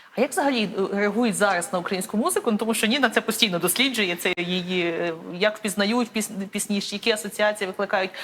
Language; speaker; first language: Ukrainian; native; Ukrainian